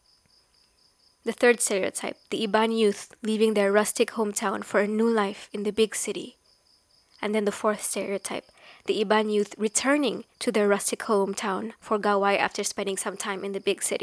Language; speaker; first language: English; non-native, local second language; Malay